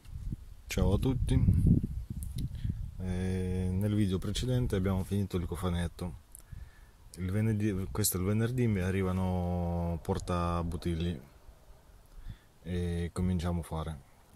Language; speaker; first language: Italian; non-native, fluent; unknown